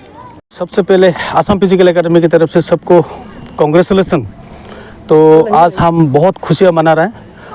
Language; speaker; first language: Hindi; non-native, local second language; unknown